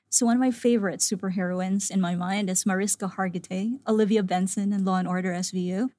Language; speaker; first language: English; non-native, local second language; Filipino